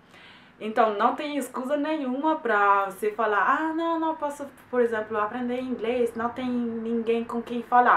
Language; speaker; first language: Portuguese; non-native, fluent; German